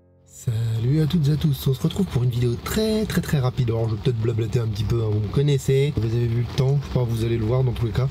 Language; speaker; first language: French; native; French